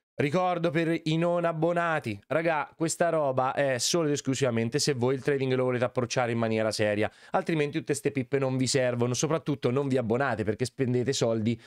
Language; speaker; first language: Italian; native; Italian